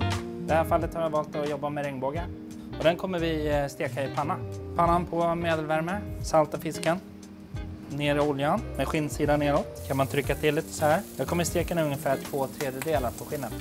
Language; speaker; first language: Swedish; native; Swedish